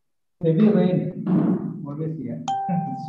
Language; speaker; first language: English; non-native, learner; Malayalam